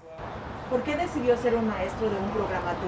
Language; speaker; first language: Spanish; native; Spanish